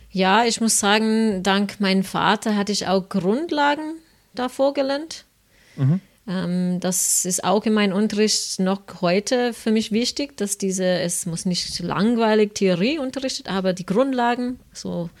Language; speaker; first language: German; non-native, fluent; English